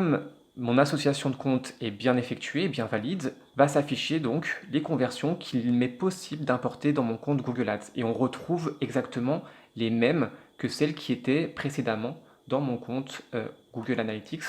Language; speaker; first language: French; native; French